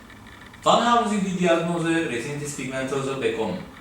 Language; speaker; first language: German; non-native, learner; Turkish